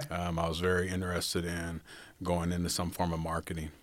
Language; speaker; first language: English; native; English